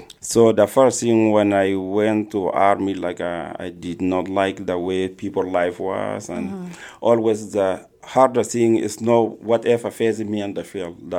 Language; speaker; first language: English; non-native, learner; Arabic